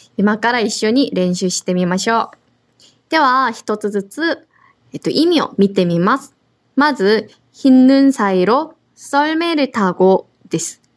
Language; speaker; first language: Japanese; non-native, fluent; Korean